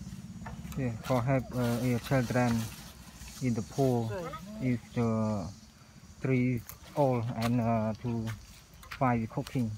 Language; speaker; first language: English; non-native, learner; Khmer